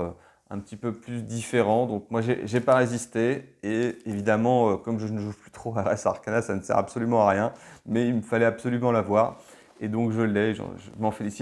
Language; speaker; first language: French; native; French